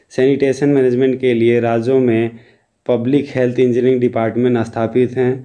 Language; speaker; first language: Hindi; native; Hindi